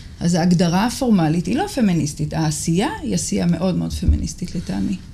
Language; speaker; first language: Hebrew; native; Hebrew